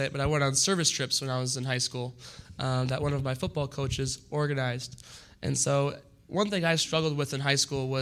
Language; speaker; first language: English; native; English